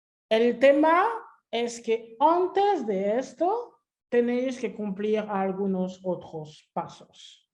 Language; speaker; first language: Spanish; non-native, fluent; French